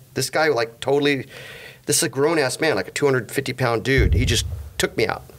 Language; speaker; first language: English; native; English